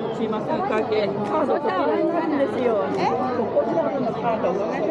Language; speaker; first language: Japanese; native; Japanese